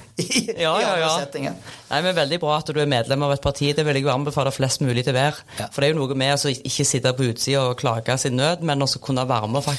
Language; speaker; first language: Norwegian; native; Norwegian